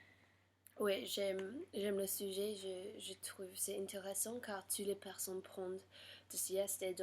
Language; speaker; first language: French; non-native, learner; English